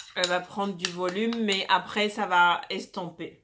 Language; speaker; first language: French; non-native, local second language; Arabic